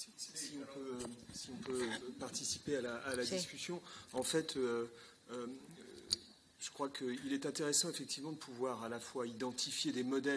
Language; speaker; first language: French; native; French